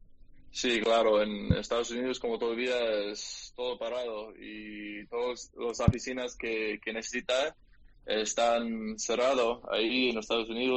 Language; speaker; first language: Spanish; non-native, learner; English